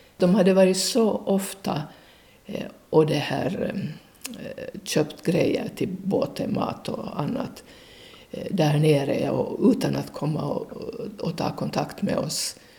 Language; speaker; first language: Swedish; native; Swedish